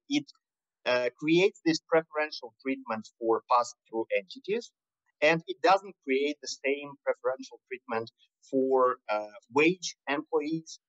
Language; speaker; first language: English; non-native, fluent; Russian